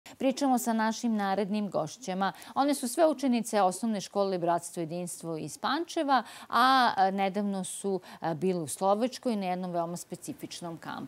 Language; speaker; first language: Serbian; native; Serbian